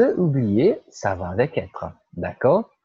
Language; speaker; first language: French; non-native, learner; Portuguese